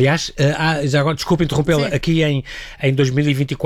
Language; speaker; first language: Portuguese; native; Portuguese